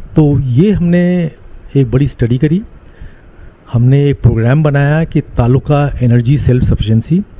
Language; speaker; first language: Hindi; native; Hindi